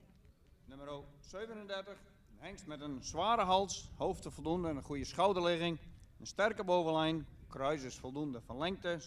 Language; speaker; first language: Dutch; native; Dutch